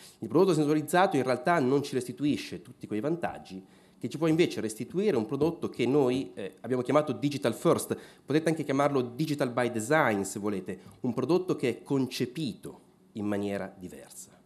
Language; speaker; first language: Italian; native; Italian